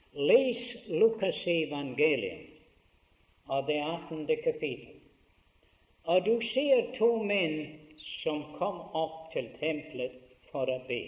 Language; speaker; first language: Norwegian; early bilingual, heritage; Norwegian